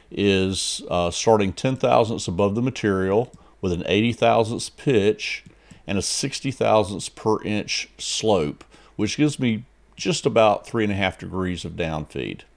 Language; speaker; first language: English; native; English